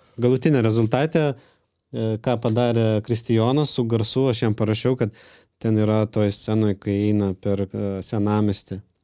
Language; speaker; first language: Lithuanian; non-native, local second language; Russian